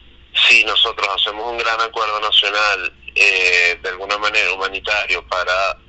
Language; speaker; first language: Spanish; native; Spanish